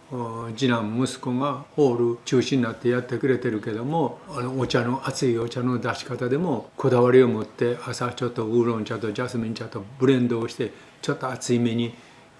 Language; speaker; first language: Japanese; native; Japanese